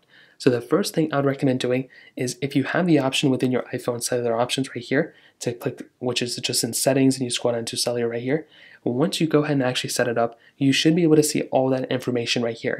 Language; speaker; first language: English; native; English